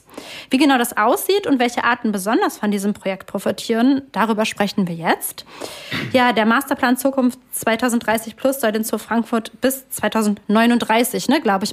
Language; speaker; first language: German; native; German